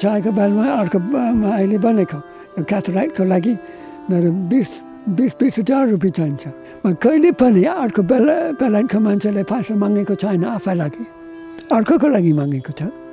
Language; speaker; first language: Nepali; non-native, learner; English